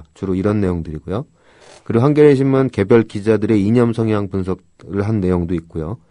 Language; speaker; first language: Korean; native; Korean